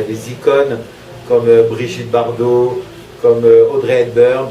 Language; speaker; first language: French; native; French